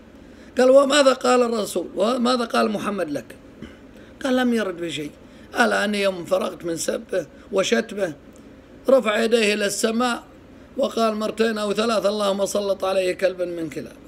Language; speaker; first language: Arabic; native; Arabic